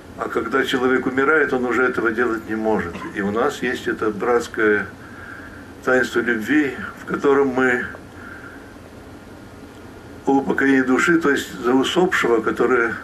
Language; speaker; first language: Russian; early bilingual, heritage; Russian